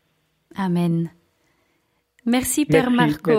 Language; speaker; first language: French; non-native, local second language; Dutch